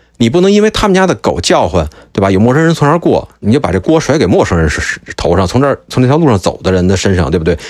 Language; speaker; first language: Chinese; native; Chinese